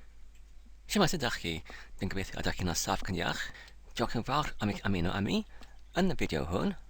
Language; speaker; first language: Welsh; non-native, learner; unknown